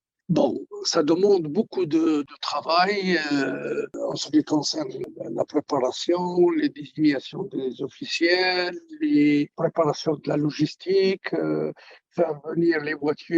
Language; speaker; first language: French; non-native, local second language; Arabic